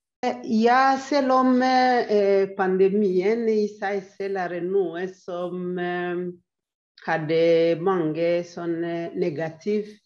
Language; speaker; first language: Swedish; non-native, fluent; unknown